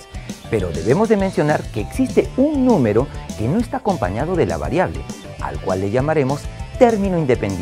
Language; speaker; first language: Spanish; native; Spanish